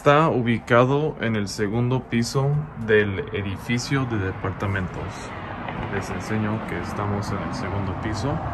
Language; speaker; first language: Spanish; non-native, learner; English